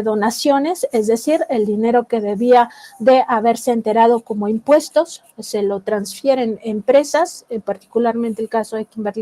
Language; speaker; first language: Spanish; native; Spanish